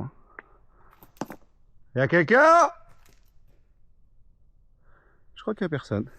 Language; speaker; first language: French; native; French